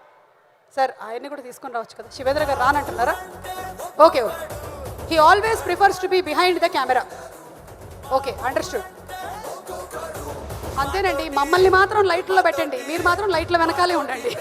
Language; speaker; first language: Telugu; native; Telugu